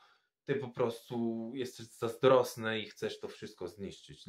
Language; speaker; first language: Polish; non-native, fluent; French